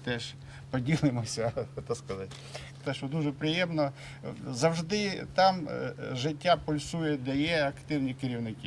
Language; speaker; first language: Ukrainian; native; Ukrainian